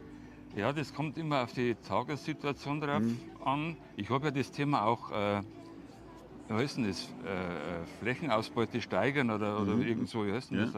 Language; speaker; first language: German; native; German